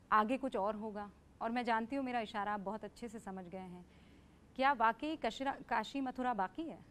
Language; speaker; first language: Hindi; native; Hindi